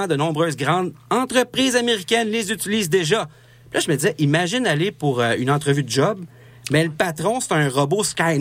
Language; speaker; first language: French; native; French